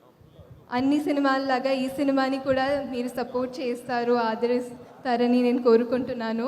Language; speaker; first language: Telugu; non-native, fluent; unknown